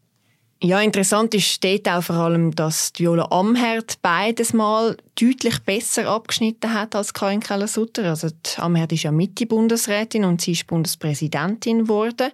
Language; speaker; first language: German; native; German